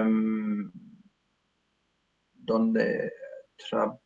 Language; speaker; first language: Spanish; non-native, learner; English